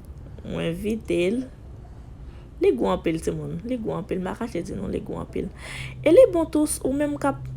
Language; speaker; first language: French; non-native, learner; Haitian Creole